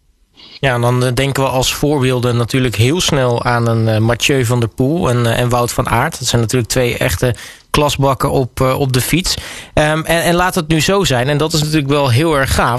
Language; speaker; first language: Dutch; native; Dutch